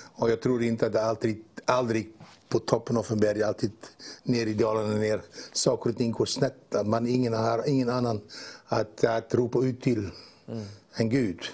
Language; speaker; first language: Swedish; non-native, fluent; Dutch